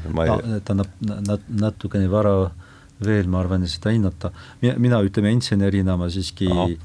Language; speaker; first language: Estonian; non-native, fluent; French